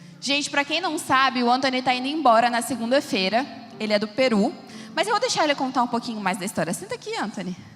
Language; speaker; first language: Portuguese; native; Portuguese